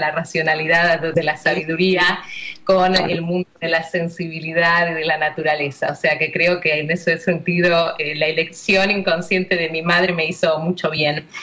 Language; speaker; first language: Spanish; native; Spanish